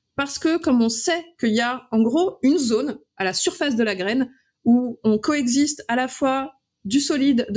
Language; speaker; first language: French; native; French